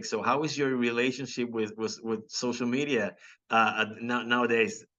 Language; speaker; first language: English; non-native, local second language; Spanish